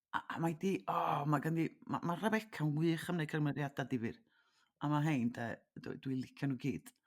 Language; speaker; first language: Welsh; native; Welsh